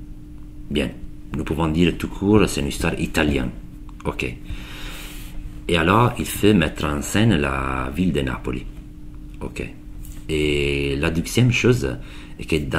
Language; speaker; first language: French; non-native, learner; Italian